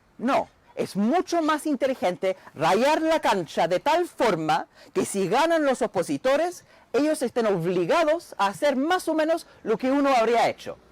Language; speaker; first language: Spanish; non-native, fluent; English